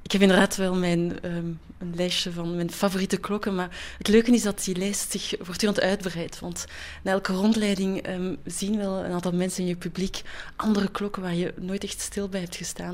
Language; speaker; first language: Dutch; native; Dutch